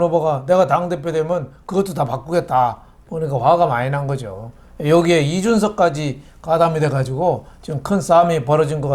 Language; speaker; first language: Korean; native; Korean